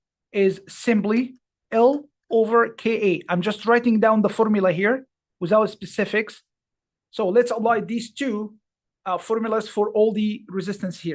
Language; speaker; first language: English; non-native, fluent; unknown